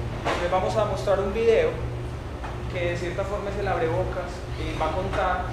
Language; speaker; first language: Spanish; native; Spanish